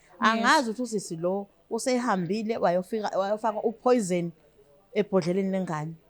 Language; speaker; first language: Zulu; native; Zulu